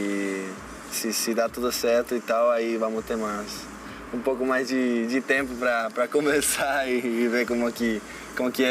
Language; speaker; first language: Portuguese; non-native, local second language; Spanish